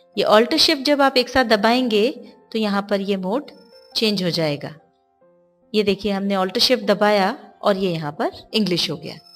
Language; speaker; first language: Hindi; native; Hindi